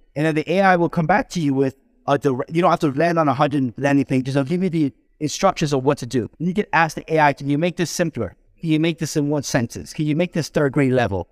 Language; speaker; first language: English; early bilingual, other home language; Spanish